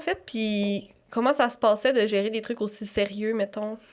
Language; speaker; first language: French; native; French